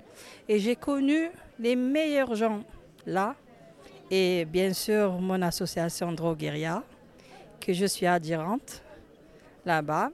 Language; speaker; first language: French; non-native, fluent; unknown